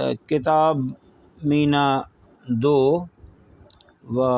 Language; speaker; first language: Persian; non-native, fluent; Urdu